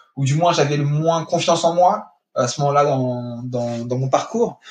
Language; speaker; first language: French; native; French